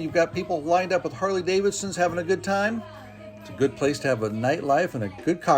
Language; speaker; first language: English; native; English